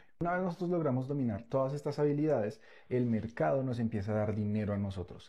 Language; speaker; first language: Spanish; native; Spanish